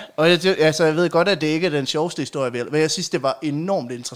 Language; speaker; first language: Danish; native; Danish